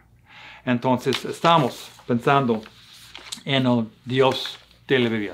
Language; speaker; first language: Spanish; non-native, fluent; English